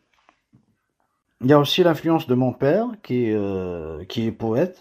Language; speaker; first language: French; non-native, local second language; Kabyle